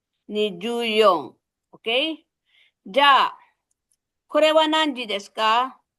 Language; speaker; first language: Japanese; non-native, fluent; Filipino